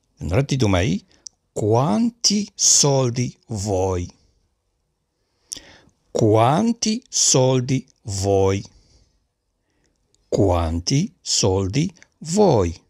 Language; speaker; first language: Italian; non-native, learner; Arabic